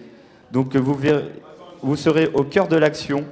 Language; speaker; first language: French; native; French